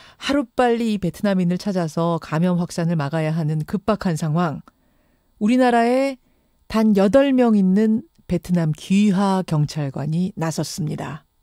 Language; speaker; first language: Korean; native; Korean